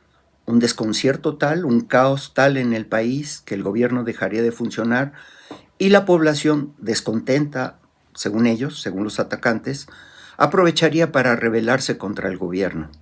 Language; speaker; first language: Spanish; native; Spanish